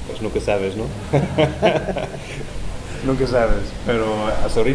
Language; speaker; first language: Spanish; non-native, fluent; English